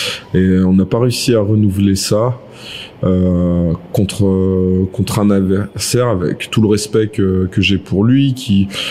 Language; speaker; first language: French; native; French